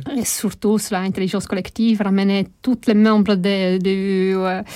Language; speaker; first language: French; non-native, fluent; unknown